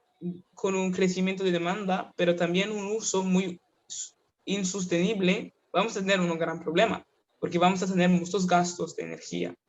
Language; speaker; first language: Spanish; non-native, fluent; Kinyarwanda